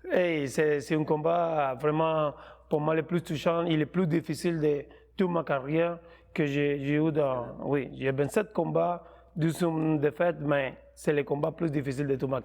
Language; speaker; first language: French; non-native, fluent; Spanish